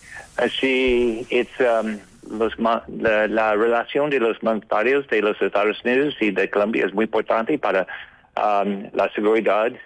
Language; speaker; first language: Spanish; non-native, learner; English